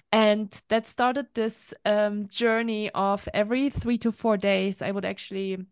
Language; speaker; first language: English; non-native, fluent; German